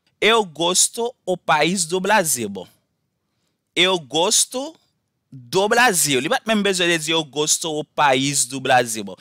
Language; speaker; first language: Portuguese; non-native, fluent; Haitian Creole